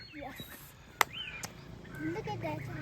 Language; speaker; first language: English; non-native, learner; Tibetan